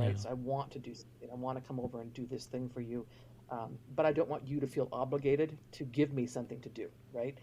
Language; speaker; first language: English; native; English